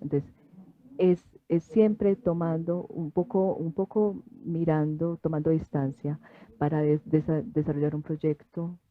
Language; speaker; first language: Spanish; non-native, fluent; French